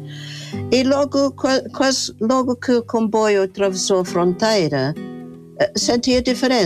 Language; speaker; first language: Portuguese; non-native, fluent; English